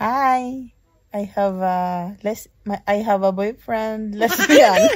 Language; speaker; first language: English; non-native, learner; Iloko